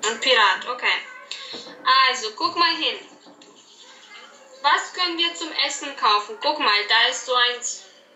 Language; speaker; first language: German; native; German